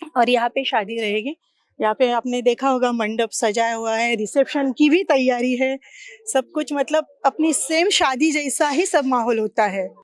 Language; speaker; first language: Hindi; non-native, local second language; Marathi